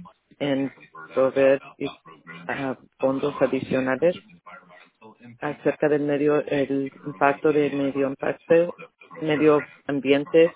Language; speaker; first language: Spanish; early bilingual, heritage; Spanish